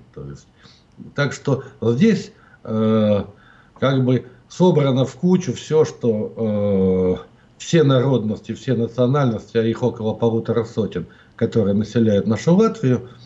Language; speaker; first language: Russian; native; Russian